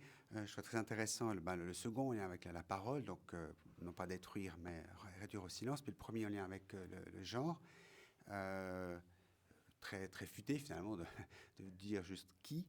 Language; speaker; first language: French; native; French